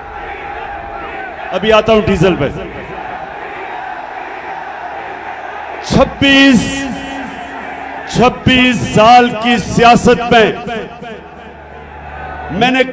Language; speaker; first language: Urdu; native; Urdu